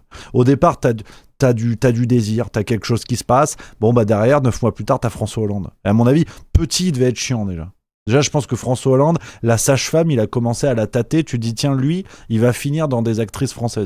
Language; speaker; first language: French; native; French